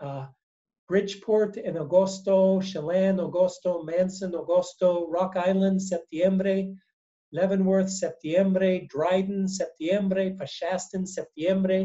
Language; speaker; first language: Spanish; non-native, learner; English